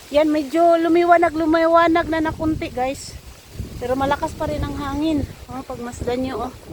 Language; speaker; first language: Filipino; non-native, local second language; Cebuano